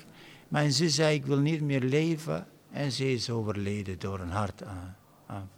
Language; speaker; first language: Dutch; non-native, fluent; Arabic